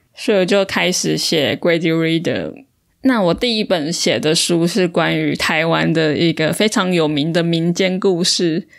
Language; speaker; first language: Chinese; native; Chinese